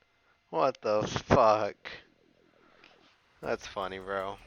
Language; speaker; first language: English; native; English